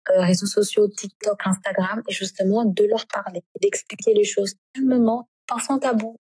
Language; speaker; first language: French; non-native, local second language; Wolof